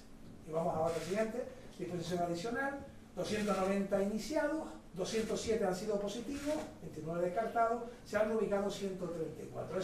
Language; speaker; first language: Spanish; native; Spanish